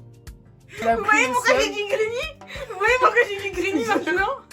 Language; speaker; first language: French; native; French